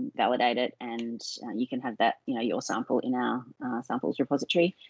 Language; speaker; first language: English; native; English